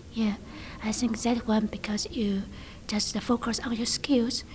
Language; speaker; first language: English; non-native, learner; Chinese